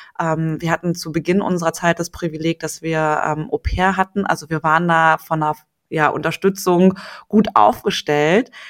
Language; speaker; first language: German; native; German